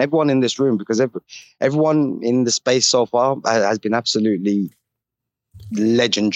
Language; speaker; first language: English; native; English